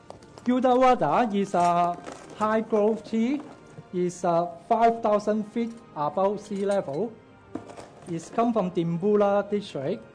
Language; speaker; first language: English; non-native, local second language; Cantonese